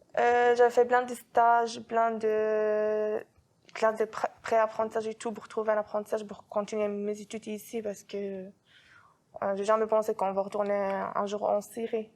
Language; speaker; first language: French; non-native, fluent; Arabic